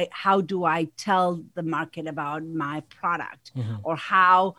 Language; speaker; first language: English; non-native, fluent; Spanish